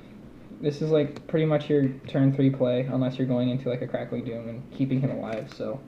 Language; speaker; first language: English; native; English